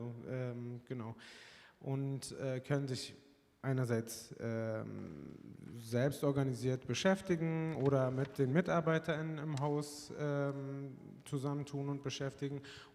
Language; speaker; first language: German; early bilingual, other home language; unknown